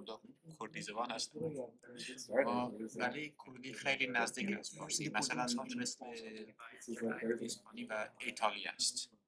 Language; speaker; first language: Persian; non-native, learner; Kurdish